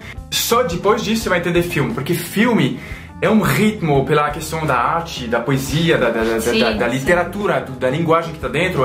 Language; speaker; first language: Portuguese; non-native, fluent; French